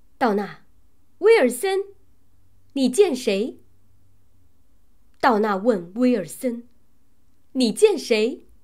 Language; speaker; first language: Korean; non-native, learner; Chinese